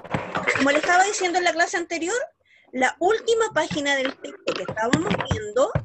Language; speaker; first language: Spanish; native; Spanish